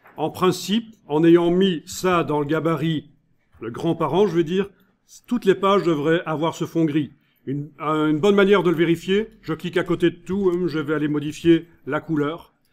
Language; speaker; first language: French; native; French